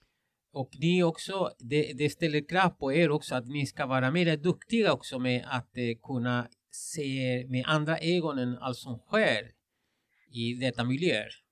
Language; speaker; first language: Swedish; non-native, fluent; Spanish